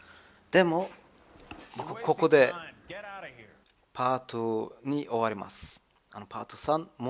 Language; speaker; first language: Japanese; non-native, learner; German